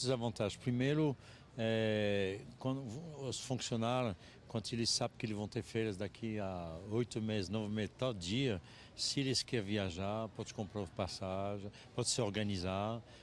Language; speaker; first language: Portuguese; non-native, fluent; French